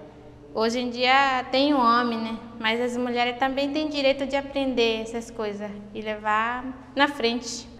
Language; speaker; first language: Portuguese; non-native, local second language; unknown